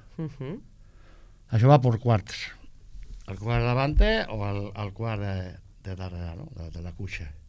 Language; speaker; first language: Catalan; non-native, local second language; Spanish